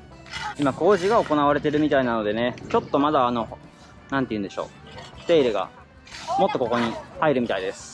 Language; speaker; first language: Japanese; native; Japanese